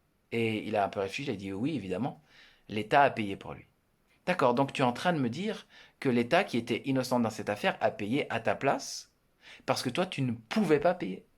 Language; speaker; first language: French; native; French